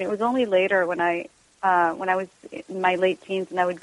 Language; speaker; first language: English; non-native, fluent; Arabic